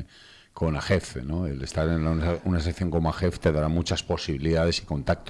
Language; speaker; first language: Spanish; native; Spanish